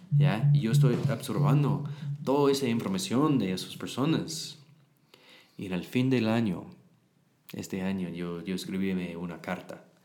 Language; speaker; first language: Spanish; non-native, learner; English